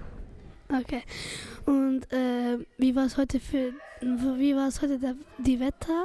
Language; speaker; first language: German; early bilingual, other home language; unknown